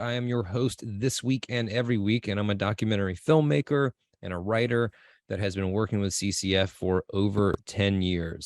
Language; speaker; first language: English; native; English